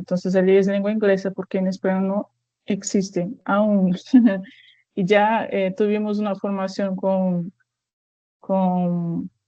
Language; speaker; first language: Spanish; non-native, fluent; Portuguese